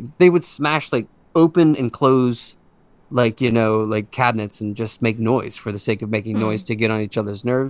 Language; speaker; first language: English; native; English